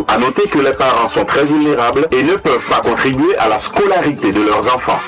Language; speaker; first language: French; non-native, local second language; Haitian Creole